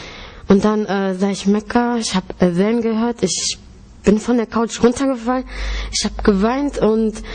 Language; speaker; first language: German; early bilingual, other home language; Greek